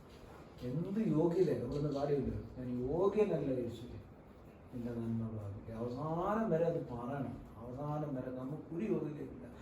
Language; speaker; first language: Malayalam; native; Malayalam